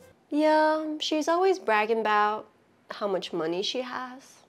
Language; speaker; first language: English; non-native, local second language; Cantonese